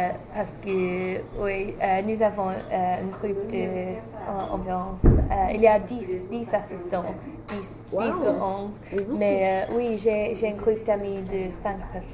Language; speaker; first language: French; non-native, fluent; English